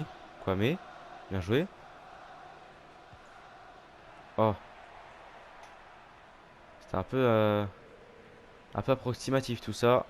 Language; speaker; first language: French; native; French